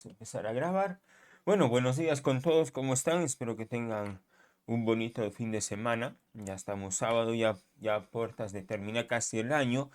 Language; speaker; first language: Spanish; native; Spanish